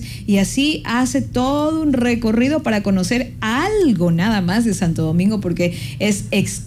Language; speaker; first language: Spanish; native; Spanish